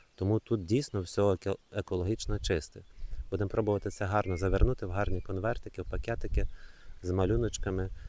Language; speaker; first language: Ukrainian; native; Ukrainian